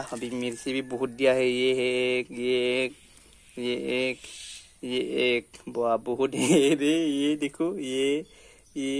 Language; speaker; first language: Hindi; non-native, local second language; Bodo